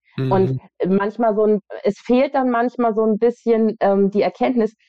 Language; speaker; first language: German; native; German